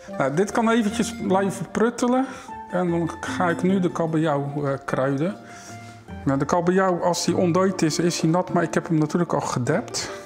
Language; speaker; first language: Dutch; native; Dutch